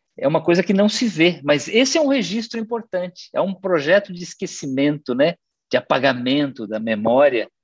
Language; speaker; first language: Portuguese; native; Portuguese